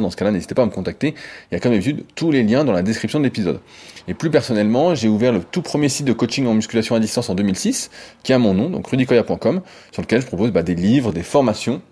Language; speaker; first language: French; native; French